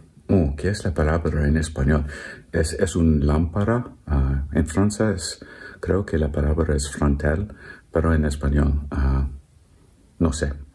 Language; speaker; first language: Spanish; non-native, learner; English